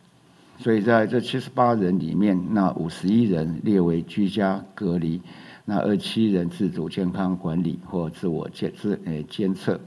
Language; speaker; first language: Chinese; native; Chinese